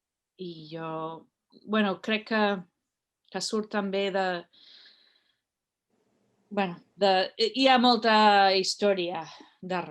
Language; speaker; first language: Catalan; non-native, fluent; English